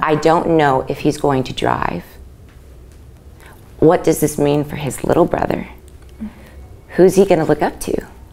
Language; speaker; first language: English; early bilingual, other home language; Spanish